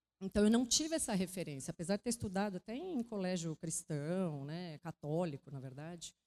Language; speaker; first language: Portuguese; native; Portuguese